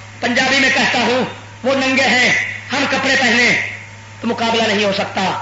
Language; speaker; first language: Urdu; non-native, local second language; Punjabi